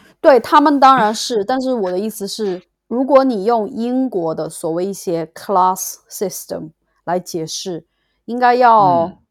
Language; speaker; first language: Chinese; native; Chinese